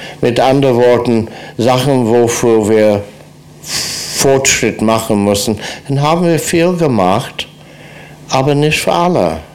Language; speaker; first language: German; non-native, fluent; English